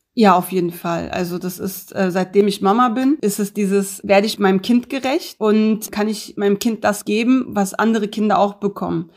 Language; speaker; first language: German; early bilingual, other home language; Turkish